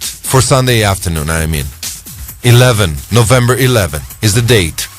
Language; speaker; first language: English; non-native, fluent; Italian